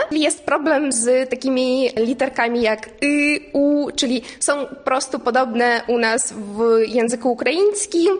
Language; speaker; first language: Polish; non-native, learner; Ukrainian